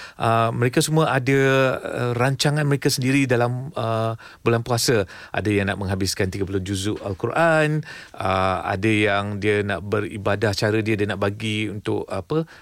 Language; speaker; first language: Malay; non-native, local second language; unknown